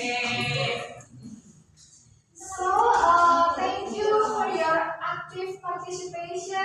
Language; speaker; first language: English; non-native, learner; Indonesian